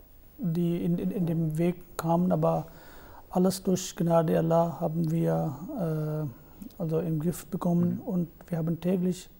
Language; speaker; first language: German; non-native, fluent; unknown